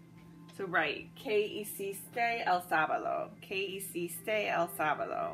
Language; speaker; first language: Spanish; non-native, fluent; English